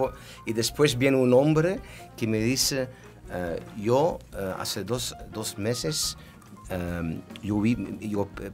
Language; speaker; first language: Spanish; non-native, learner; Dutch